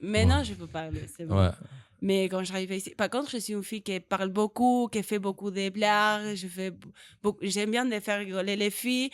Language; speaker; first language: French; non-native, learner; Spanish